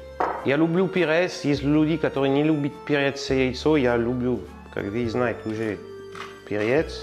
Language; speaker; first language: Russian; non-native, learner; French